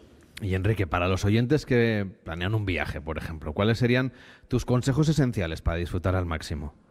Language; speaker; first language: Spanish; native; Spanish